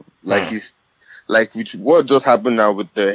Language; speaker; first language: English; non-native, local second language; Yoruba